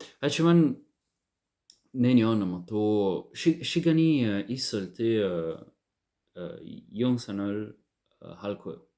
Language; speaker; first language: Korean; non-native, learner; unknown